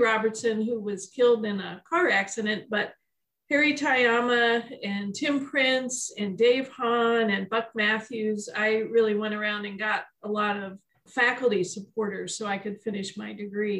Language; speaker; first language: English; native; English